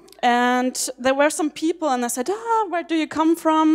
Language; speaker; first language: English; non-native, fluent; German